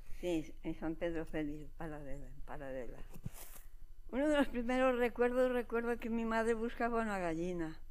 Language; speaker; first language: Spanish; non-native, local second language; Galician